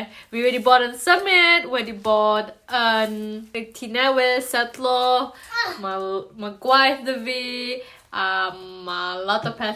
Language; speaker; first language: Welsh; non-native, learner; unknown